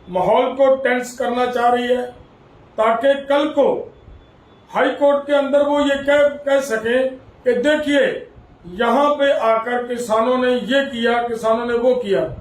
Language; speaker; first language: Hindi; non-native, local second language; Punjabi